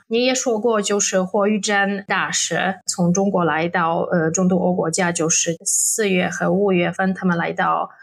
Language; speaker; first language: Chinese; non-native, fluent; Polish